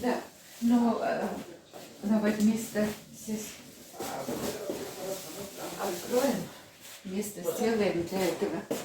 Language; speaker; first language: Russian; non-native, fluent; Armenian